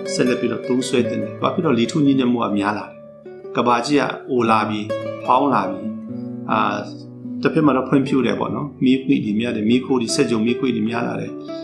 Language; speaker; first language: Burmese; non-native, local second language; Hakha Chin